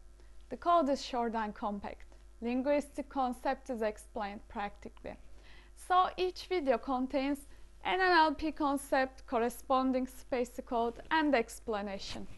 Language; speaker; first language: English; non-native, fluent; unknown